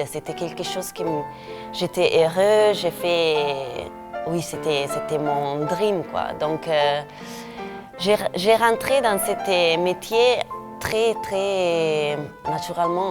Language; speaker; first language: French; non-native, fluent; Italian